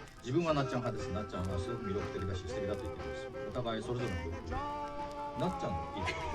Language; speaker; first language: Japanese; native; Japanese